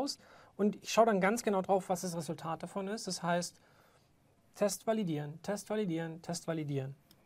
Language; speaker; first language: German; native; German